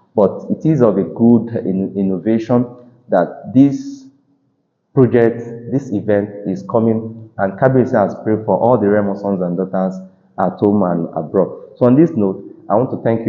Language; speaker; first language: English; non-native, local second language; Yoruba